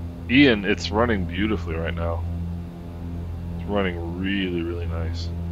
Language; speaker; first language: English; native; English